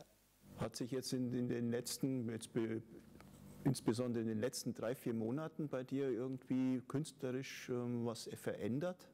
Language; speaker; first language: German; native; German